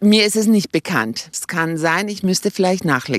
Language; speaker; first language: German; native; German